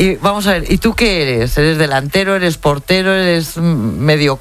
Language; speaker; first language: Spanish; native; Spanish